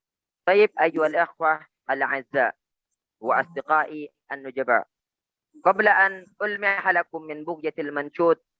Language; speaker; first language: Arabic; non-native, fluent; Indonesian